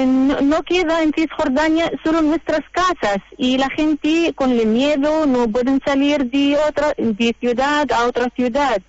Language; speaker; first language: Spanish; non-native, learner; Arabic